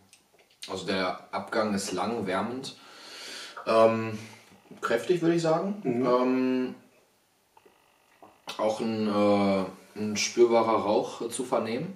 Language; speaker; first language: German; native; German